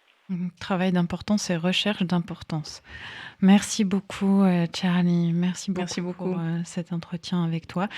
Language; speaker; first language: French; native; French